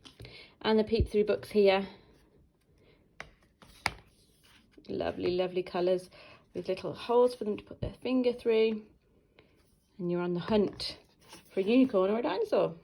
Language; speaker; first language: English; native; English